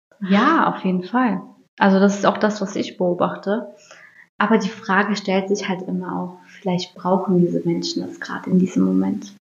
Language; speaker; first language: German; early bilingual, other home language; Turkish